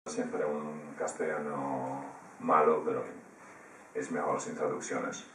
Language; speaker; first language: Spanish; non-native, fluent; Polish